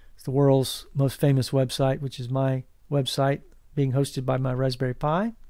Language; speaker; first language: English; native; English